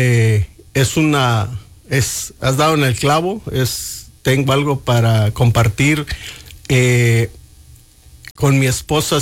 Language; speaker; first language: Spanish; native; Spanish